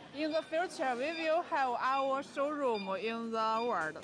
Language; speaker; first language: English; non-native, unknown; Chinese